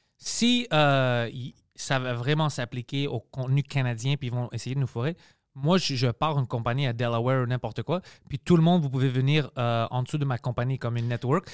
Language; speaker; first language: French; early bilingual, other home language; Greek